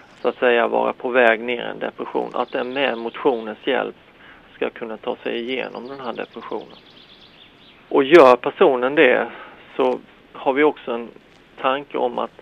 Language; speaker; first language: Swedish; native; Swedish